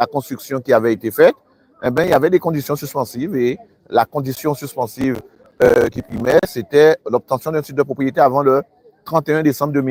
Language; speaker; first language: French; native; French